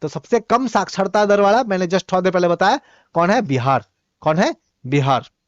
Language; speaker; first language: Hindi; non-native, local second language; Bhojpuri